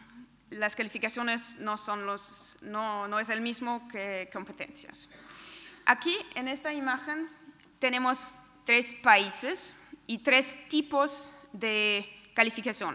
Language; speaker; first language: Spanish; non-native, fluent; German